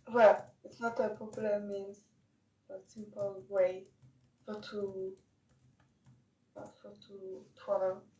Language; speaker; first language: English; non-native, learner; French